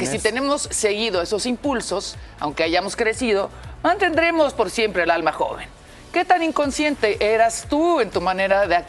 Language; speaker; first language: Spanish; native; Spanish